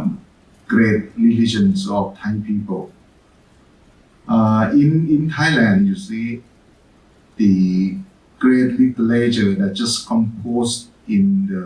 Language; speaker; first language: English; non-native, fluent; Thai